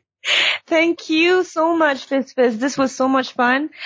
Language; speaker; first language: English; early bilingual, heritage; Chinese